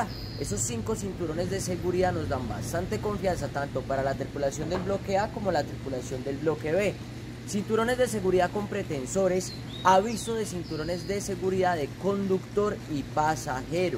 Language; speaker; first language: Spanish; native; Spanish